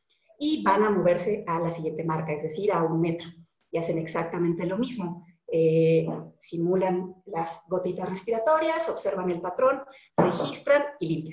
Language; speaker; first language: Spanish; native; Spanish